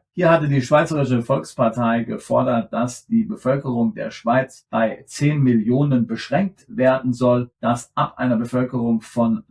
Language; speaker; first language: German; native; German